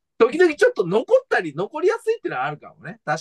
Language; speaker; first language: Japanese; native; Japanese